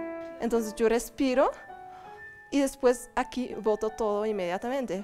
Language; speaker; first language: Spanish; non-native, fluent; Dutch